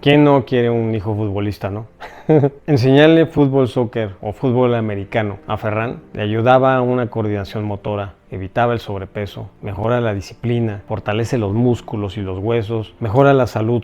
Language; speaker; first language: Spanish; native; Spanish